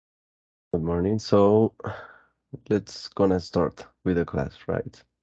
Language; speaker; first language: English; non-native, fluent; Spanish